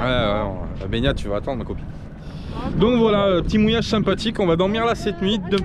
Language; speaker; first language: French; native; French